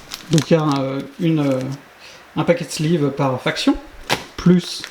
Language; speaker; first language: French; native; French